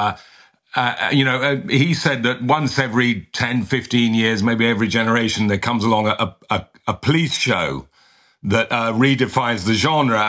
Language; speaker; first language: English; native; English